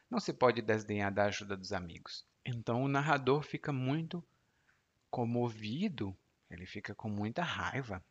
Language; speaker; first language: Portuguese; native; Portuguese